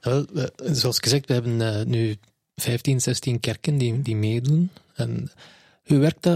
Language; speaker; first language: Dutch; non-native, fluent; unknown